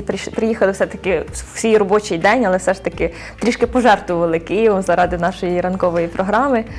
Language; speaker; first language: Ukrainian; native; Ukrainian